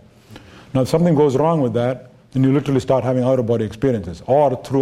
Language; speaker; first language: English; non-native, local second language; Tamil